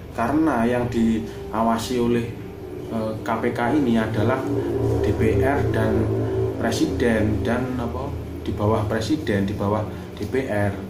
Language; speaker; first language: Indonesian; non-native, local second language; Javanese